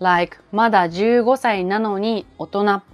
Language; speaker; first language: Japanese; native; Japanese